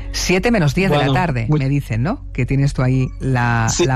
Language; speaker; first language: Spanish; native; Spanish